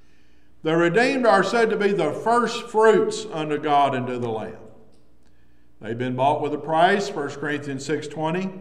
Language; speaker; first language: English; native; English